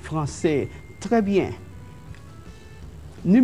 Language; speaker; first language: French; non-native, fluent; Spanish